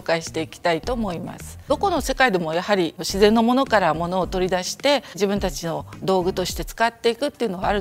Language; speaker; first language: Japanese; native; Japanese